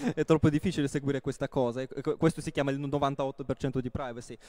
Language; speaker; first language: Italian; non-native, fluent; Russian